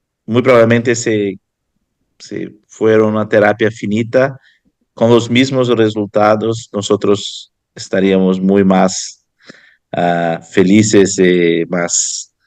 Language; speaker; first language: Spanish; non-native, fluent; Portuguese